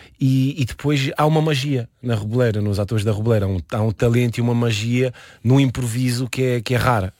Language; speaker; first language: Portuguese; early bilingual, heritage; Portuguese